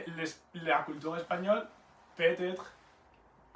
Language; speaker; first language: French; non-native, learner; Spanish